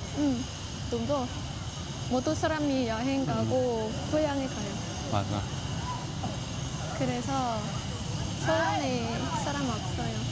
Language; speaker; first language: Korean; non-native, learner; Vietnamese